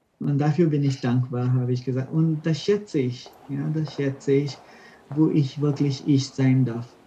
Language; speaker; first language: German; non-native, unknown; Konkani